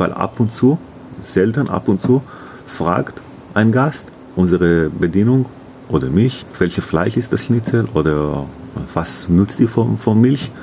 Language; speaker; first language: German; non-native, learner; Hebrew